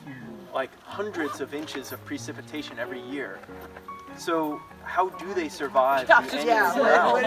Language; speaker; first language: English; native; English